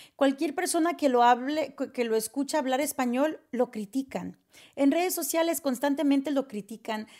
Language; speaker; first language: Spanish; early bilingual, heritage; Spanish